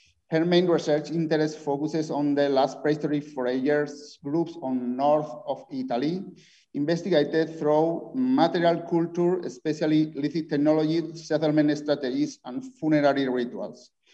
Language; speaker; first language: English; non-native, learner; Spanish